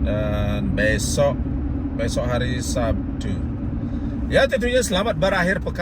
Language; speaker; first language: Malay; non-native, local second language; Balinese